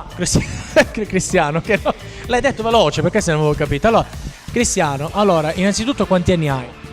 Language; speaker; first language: Italian; native; Italian